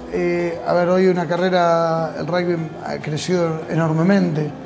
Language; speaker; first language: Spanish; native; Spanish